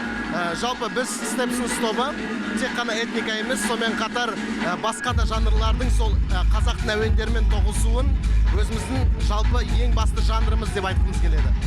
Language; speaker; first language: Kazakh; native; Kazakh